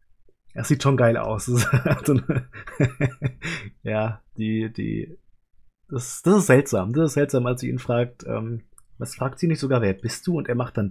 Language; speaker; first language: German; native; German